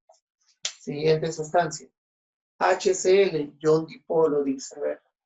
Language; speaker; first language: Spanish; native; Spanish